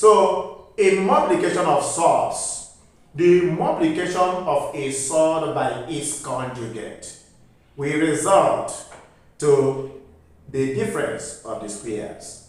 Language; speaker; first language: English; non-native, local second language; Igbo